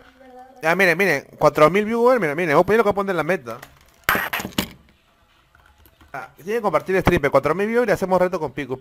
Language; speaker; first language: Spanish; native; Spanish